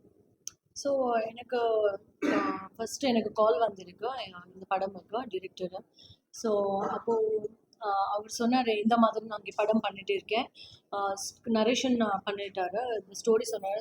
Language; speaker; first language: Tamil; non-native, fluent; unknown